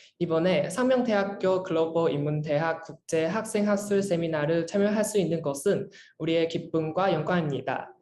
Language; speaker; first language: Korean; non-native, learner; Chinese